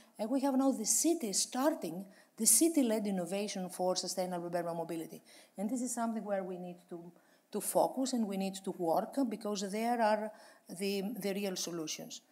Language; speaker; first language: English; non-native, fluent; Greek